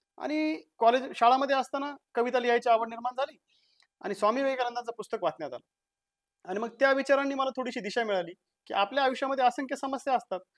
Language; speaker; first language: Marathi; native; Marathi